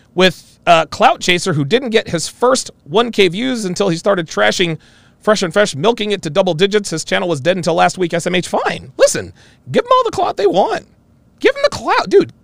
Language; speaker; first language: English; native; English